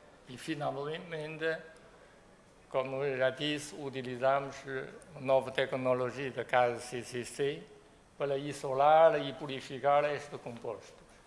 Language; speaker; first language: Portuguese; non-native, fluent; Chinese